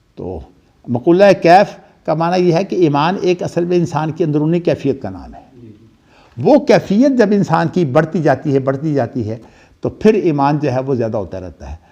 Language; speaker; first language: Urdu; non-native, local second language; Punjabi